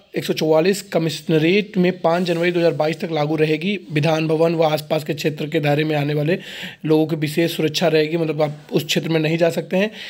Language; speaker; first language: Hindi; native; Hindi